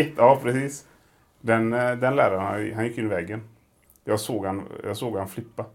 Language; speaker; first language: Swedish; early bilingual, other home language; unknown